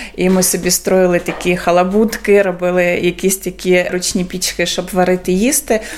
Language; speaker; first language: Ukrainian; native; Ukrainian